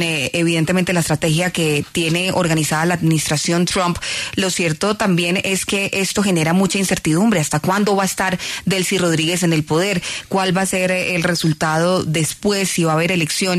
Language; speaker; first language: Spanish; native; Spanish